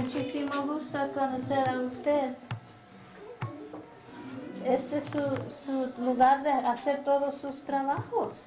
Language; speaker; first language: Spanish; non-native, fluent; English